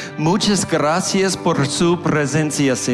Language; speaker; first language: Spanish; non-native, learner; English